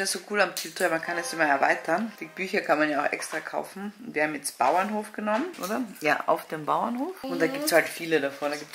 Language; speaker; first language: German; native; German